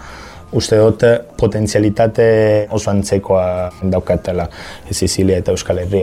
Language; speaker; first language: Basque; non-native, fluent; Italian